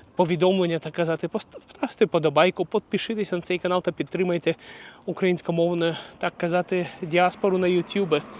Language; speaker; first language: Ukrainian; non-native, local second language; Russian